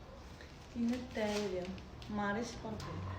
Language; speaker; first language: Greek; non-native, fluent; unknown